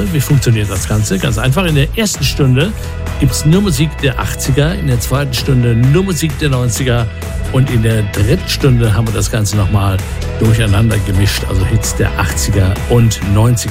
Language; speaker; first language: German; native; German